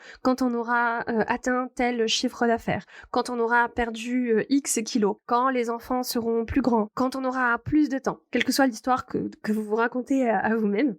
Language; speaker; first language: French; native; French